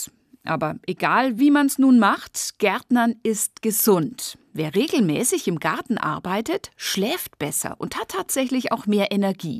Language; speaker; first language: German; native; German